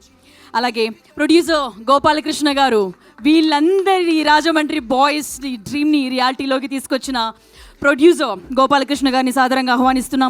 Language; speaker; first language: Telugu; native; Telugu